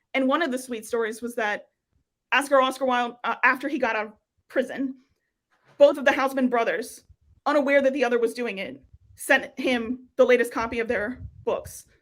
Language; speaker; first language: English; native; English